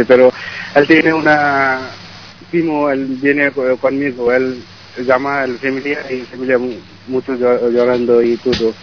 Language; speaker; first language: Spanish; non-native, learner; Bangla